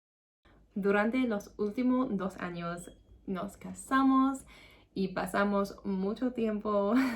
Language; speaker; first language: Spanish; non-native, learner; English